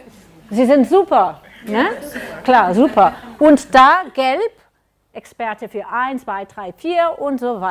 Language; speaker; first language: German; non-native, learner; Catalan